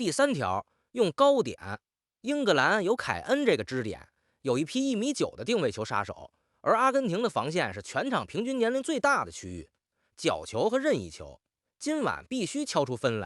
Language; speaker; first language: Chinese; native; Chinese